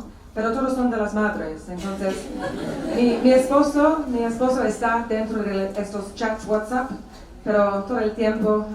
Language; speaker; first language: Spanish; non-native, fluent; English